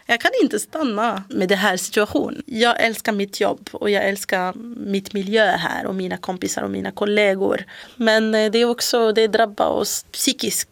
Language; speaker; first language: Swedish; non-native, fluent; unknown